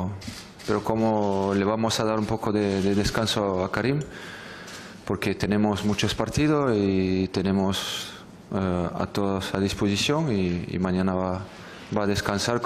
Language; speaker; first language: Spanish; non-native, fluent; French